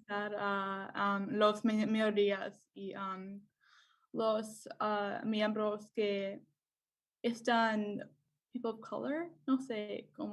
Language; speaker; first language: Spanish; non-native, learner; English